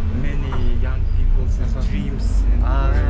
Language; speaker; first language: English; non-native, learner; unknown